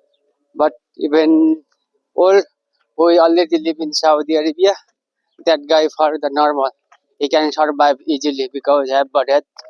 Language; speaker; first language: English; non-native, learner; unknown